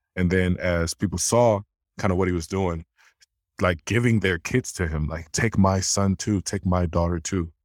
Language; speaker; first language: English; early bilingual, other home language; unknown